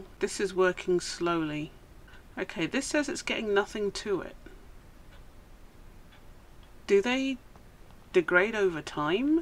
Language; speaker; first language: English; native; English